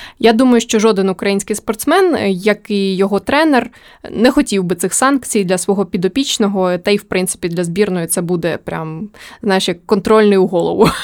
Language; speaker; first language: Ukrainian; native; Ukrainian